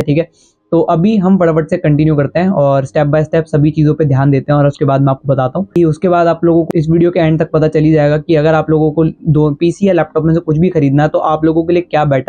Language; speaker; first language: Hindi; native; Hindi